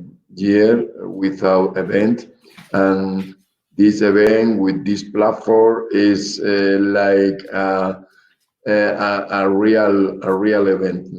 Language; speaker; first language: English; non-native, learner; Spanish